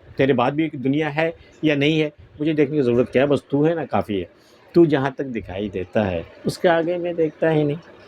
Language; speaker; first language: Urdu; native; Urdu